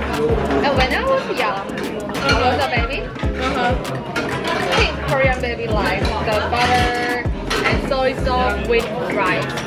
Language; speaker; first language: English; non-native, learner; Korean